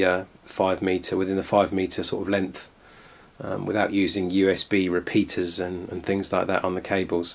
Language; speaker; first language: English; native; English